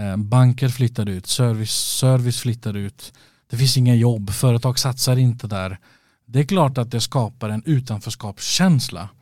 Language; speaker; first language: Swedish; early bilingual, other home language; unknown